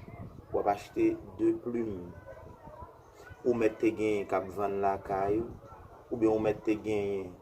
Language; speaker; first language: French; non-native, learner; Haitian Creole